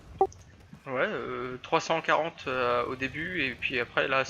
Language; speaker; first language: French; native; French